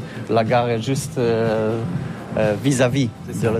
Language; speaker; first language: French; non-native, learner; Polish